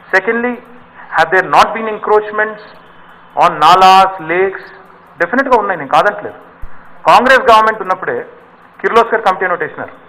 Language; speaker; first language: Telugu; native; Telugu